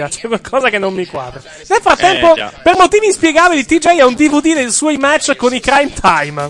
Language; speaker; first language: Italian; native; Italian